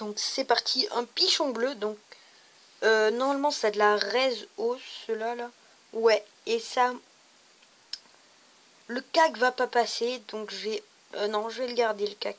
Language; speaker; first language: French; native; French